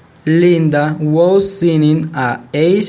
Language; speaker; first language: Spanish; native; Spanish